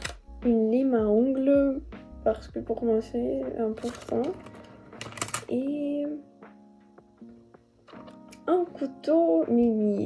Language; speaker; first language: French; non-native, learner; Russian